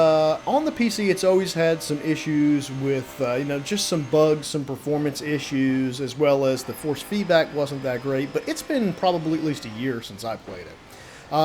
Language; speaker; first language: English; native; English